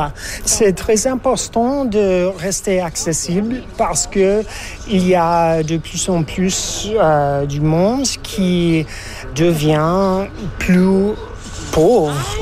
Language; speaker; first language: French; non-native, fluent; English